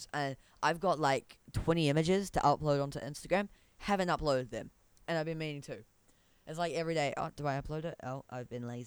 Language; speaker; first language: English; native; English